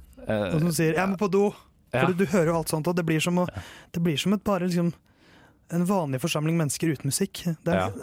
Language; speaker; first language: Norwegian; native; Norwegian